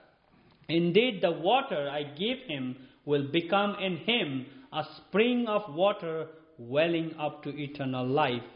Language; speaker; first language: English; non-native, local second language; Nepali